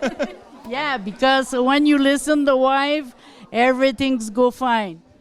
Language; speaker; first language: English; non-native, local second language; French